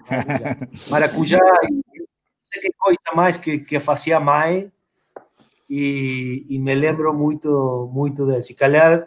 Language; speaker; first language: Portuguese; non-native, fluent; Spanish